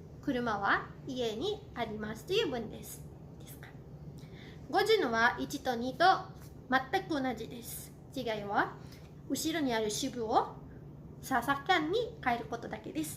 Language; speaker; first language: Japanese; non-native, fluent; Cebuano